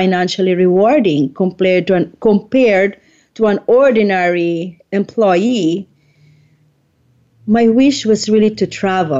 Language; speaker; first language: English; non-native, local second language; Filipino